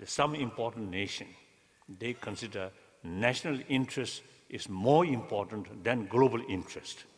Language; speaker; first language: English; non-native, learner; Tibetan